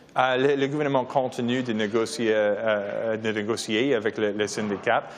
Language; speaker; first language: French; non-native, local second language; English